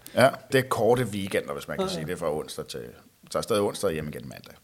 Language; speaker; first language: Danish; native; Danish